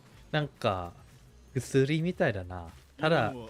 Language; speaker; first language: Japanese; non-native, fluent; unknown